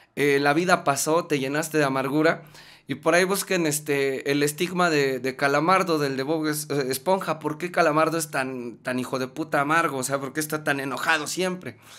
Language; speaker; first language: Spanish; native; Spanish